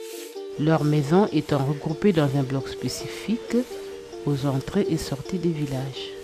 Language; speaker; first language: French; non-native, local second language; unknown